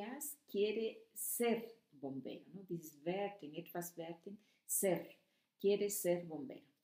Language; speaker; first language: Spanish; non-native, fluent; German